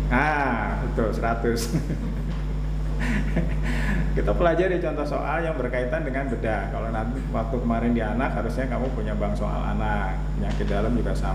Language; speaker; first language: Indonesian; native; Indonesian